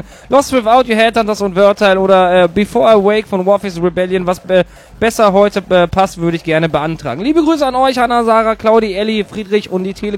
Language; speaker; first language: German; native; German